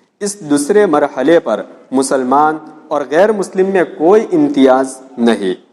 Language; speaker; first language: Urdu; non-native, local second language; Gujarati